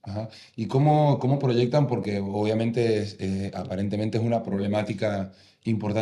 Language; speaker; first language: Spanish; native; Spanish